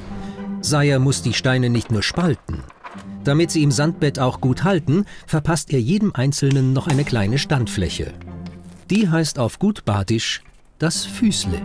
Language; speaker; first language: German; native; German